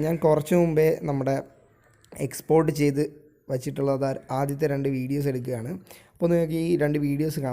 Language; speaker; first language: Malayalam; native; Malayalam